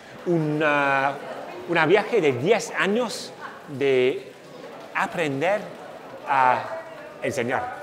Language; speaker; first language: Spanish; non-native, fluent; English